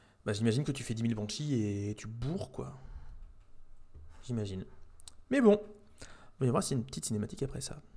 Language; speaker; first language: French; native; French